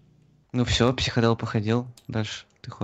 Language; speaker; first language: Russian; native; Russian